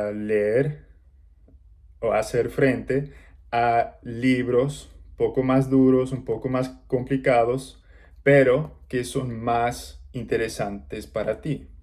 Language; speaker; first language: Spanish; non-native, learner; English